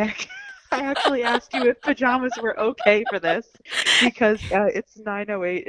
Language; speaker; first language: English; native; English